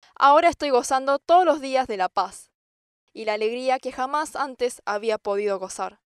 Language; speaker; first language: Spanish; non-native, fluent; English